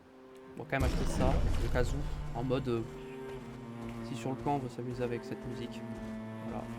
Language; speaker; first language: French; native; French